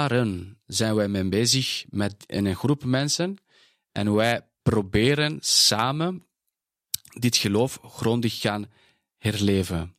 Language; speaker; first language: Dutch; non-native, fluent; Spanish